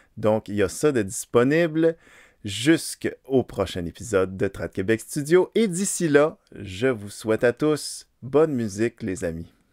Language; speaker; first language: French; native; French